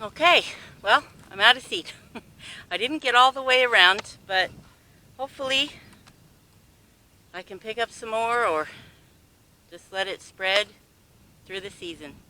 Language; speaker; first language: English; native; English